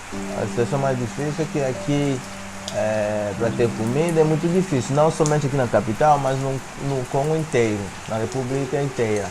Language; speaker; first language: Portuguese; non-native, fluent; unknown